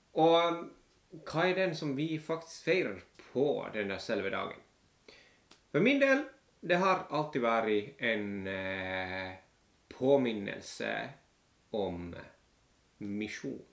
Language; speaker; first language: Norwegian; non-native, fluent; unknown